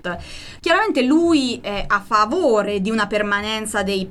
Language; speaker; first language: Italian; native; Italian